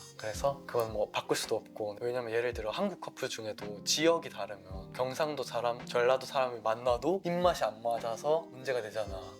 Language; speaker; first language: Korean; native; Korean